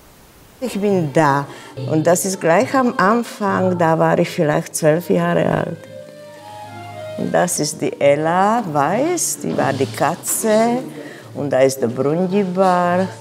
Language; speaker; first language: German; non-native, fluent; Czech